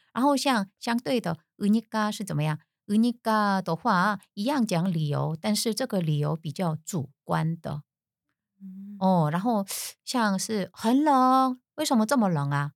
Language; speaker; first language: Chinese; non-native, fluent; Korean